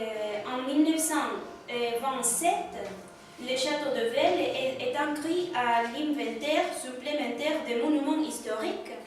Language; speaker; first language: French; non-native, learner; Spanish